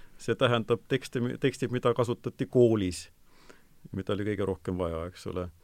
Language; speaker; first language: Estonian; native; Estonian